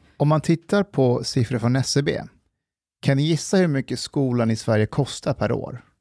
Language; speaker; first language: Swedish; early bilingual, other home language; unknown